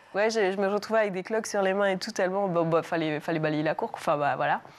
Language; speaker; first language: French; native; French